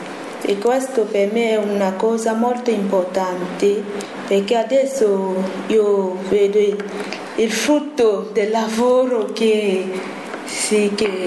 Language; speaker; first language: Italian; non-native, fluent; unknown